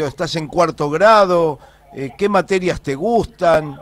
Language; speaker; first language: Spanish; native; Spanish